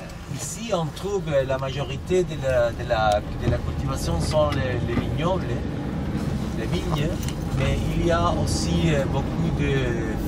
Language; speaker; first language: French; non-native, learner; Spanish